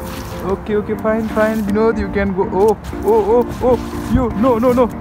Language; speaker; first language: English; non-native, learner; Nepali